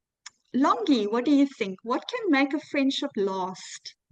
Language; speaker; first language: English; native; English